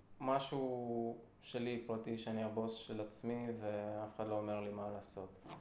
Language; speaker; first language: Hebrew; early bilingual, other home language; Russian